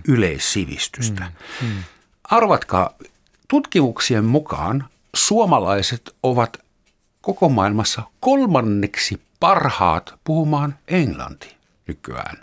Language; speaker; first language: Finnish; native; Finnish